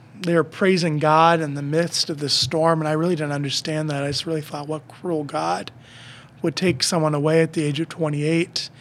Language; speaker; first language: English; native; English